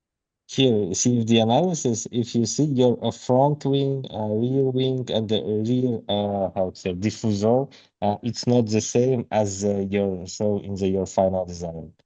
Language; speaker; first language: English; non-native, learner; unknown